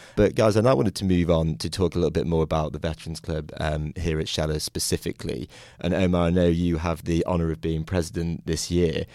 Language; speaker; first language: English; native; English